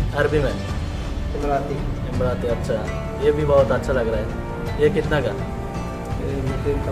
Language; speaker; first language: Hindi; non-native, learner; Bangla